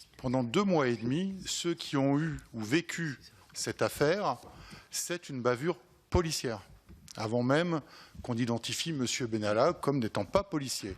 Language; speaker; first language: French; native; French